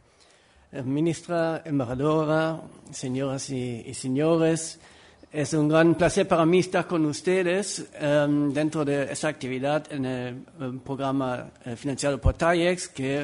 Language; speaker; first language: Spanish; non-native, fluent; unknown